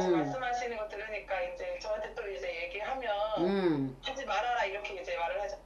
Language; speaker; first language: Korean; native; Korean